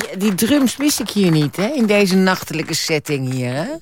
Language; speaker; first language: Dutch; native; Dutch